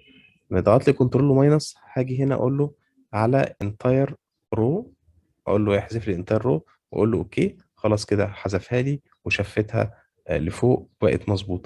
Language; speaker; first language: Arabic; native; Arabic